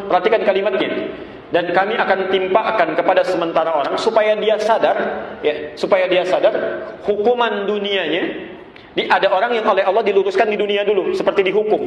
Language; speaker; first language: Indonesian; native; Indonesian